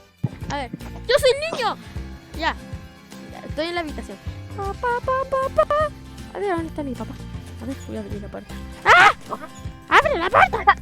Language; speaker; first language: Spanish; native; Spanish